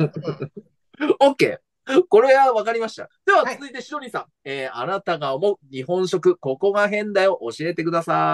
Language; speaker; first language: Japanese; native; Japanese